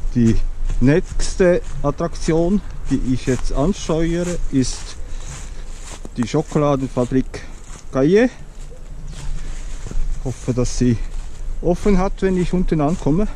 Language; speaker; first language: German; native; German